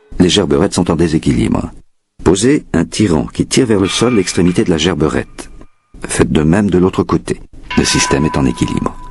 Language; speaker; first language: French; native; French